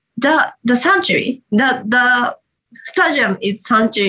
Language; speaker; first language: English; non-native, learner; Japanese